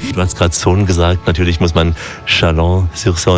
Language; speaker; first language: German; native; German